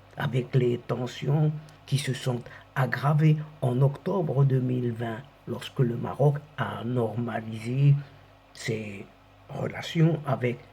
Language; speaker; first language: French; non-native, local second language; Arabic